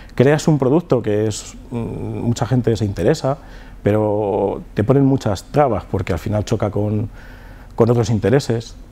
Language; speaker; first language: Spanish; native; Spanish